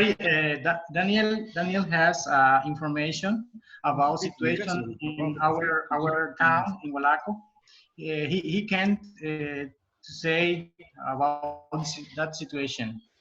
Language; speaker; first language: English; non-native, learner; Spanish